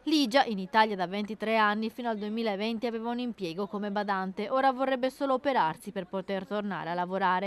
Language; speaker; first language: Italian; native; Italian